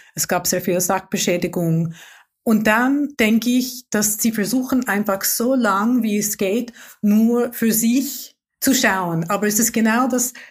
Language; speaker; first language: German; non-native, fluent; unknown